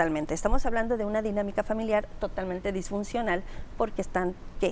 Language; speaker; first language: Spanish; native; Spanish